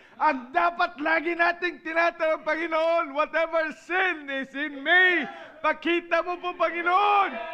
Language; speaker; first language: Filipino; non-native, local second language; Iloko